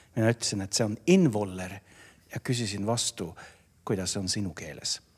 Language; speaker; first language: Estonian; non-native, fluent; Norwegian